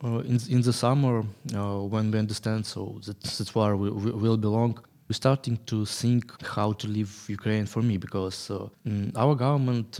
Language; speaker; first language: English; non-native, learner; Ukrainian